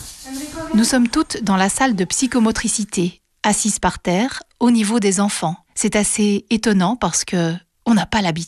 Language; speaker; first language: French; native; French